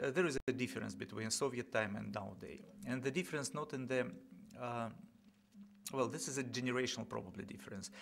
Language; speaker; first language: English; non-native, fluent; Russian